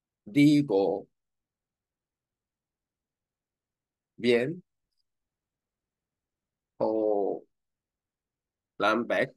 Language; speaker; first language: Vietnamese; non-native, learner; Korean